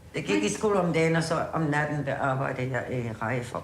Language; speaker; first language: Danish; non-native, local second language; Kalaallisut